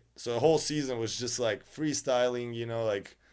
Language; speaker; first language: English; non-native, fluent; Serbian